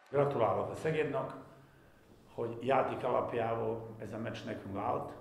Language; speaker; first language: Hungarian; non-native, fluent; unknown